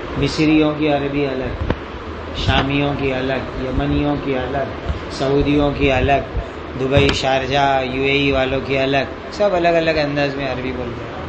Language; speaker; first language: Urdu; non-native, local second language; Gujarati